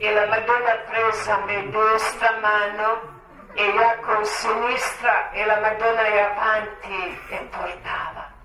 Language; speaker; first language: Italian; non-native, learner; Croatian